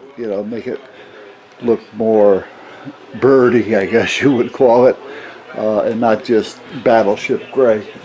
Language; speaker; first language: English; native; English